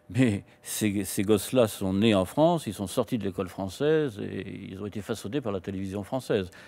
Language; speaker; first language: French; native; French